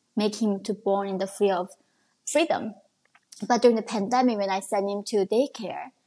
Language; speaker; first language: English; non-native, fluent; Korean